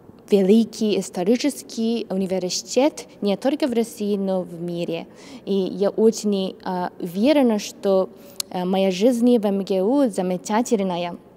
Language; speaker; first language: Russian; non-native, fluent; Japanese